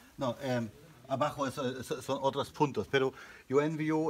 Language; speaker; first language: Spanish; non-native, learner; German